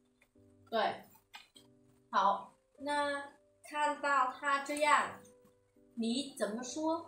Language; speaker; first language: Chinese; non-native, fluent; Vietnamese